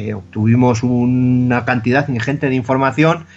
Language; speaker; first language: Spanish; native; Spanish